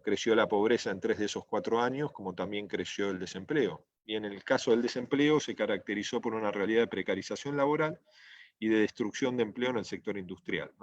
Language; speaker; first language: Spanish; native; Spanish